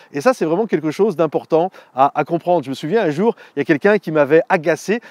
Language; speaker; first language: French; native; French